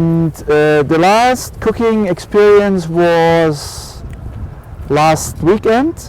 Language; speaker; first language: English; non-native, learner; German